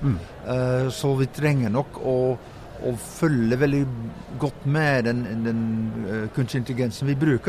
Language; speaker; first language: Norwegian; non-native, fluent; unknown